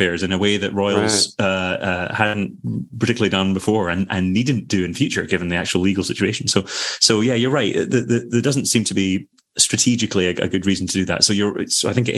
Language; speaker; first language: English; native; English